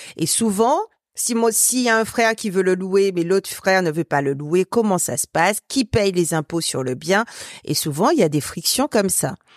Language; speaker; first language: French; native; French